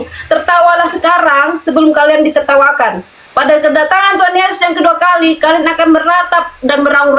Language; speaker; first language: Indonesian; native; Indonesian